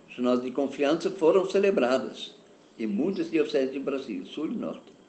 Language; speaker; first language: Portuguese; non-native, fluent; German